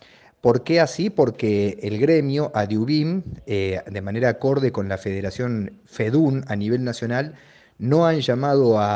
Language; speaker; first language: Spanish; native; Spanish